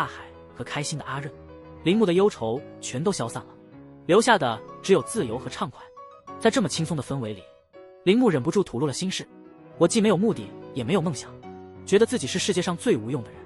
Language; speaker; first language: Chinese; native; Chinese